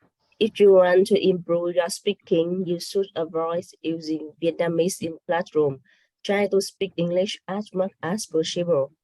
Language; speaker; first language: English; non-native, learner; Vietnamese